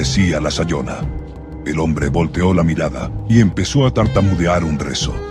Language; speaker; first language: Spanish; native; Spanish